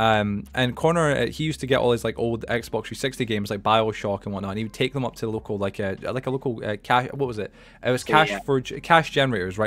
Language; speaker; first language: English; native; English